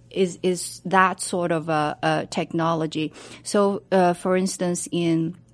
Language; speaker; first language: English; non-native, fluent; Chinese